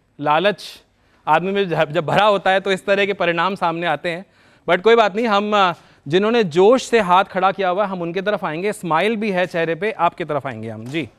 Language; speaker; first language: Hindi; native; Hindi